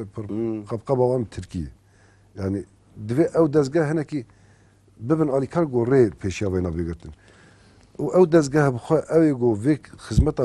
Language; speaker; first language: Kurdish; native; Kurdish